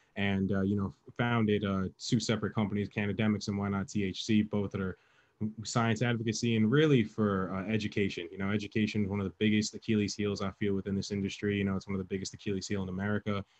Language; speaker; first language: English; native; English